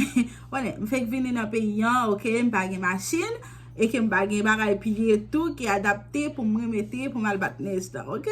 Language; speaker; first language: French; non-native, learner; Haitian Creole